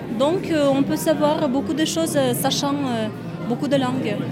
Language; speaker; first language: French; non-native, learner; Kyrgyz